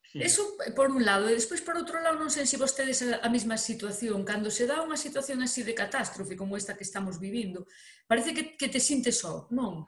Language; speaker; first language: Galician; native; Galician